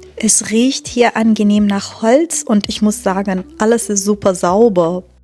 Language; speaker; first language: German; non-native, fluent; Persian